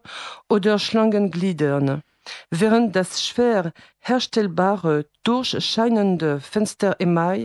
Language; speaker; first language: German; non-native, fluent; French